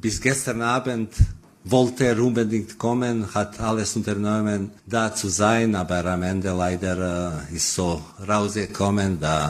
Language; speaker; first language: German; non-native, fluent; Croatian